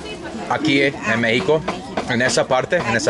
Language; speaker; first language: Spanish; non-native, learner; English